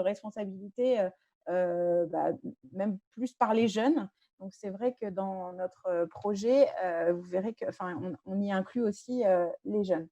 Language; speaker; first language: French; native; French